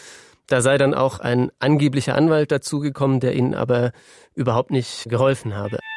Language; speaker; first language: German; native; German